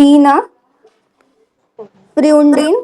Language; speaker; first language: German; non-native, learner; Hindi